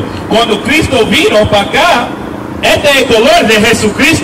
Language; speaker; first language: Spanish; non-native, learner; English